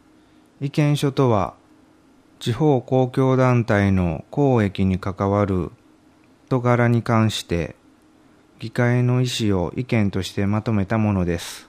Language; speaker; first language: Japanese; native; Japanese